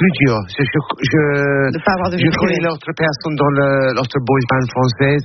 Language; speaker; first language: French; non-native, learner; English